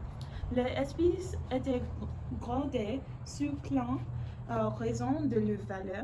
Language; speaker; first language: French; non-native, learner; English